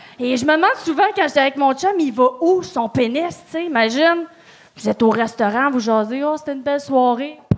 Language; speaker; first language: French; native; French